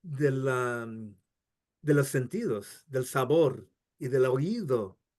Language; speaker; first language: Spanish; non-native, fluent; English